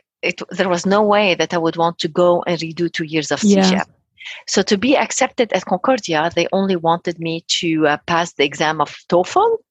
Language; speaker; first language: English; non-native, fluent; Arabic